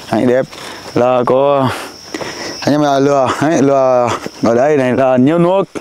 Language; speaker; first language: Vietnamese; non-native, learner; Portuguese